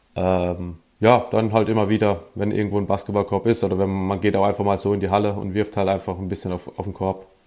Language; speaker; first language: German; native; German